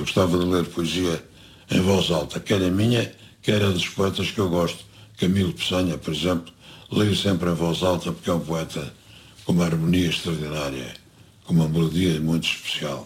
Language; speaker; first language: Portuguese; native; Portuguese